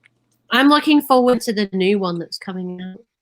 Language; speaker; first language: English; native; English